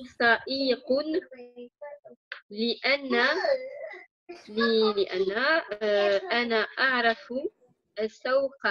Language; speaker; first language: Arabic; non-native, learner; French